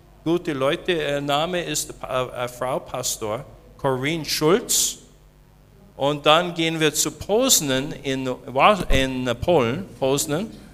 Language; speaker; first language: German; non-native, learner; English